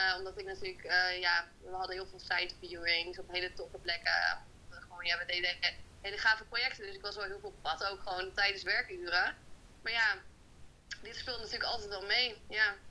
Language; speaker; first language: Dutch; native; Dutch